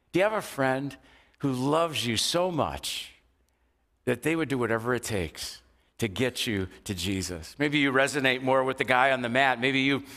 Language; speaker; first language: English; native; English